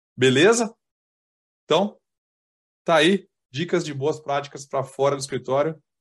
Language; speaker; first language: Portuguese; native; Portuguese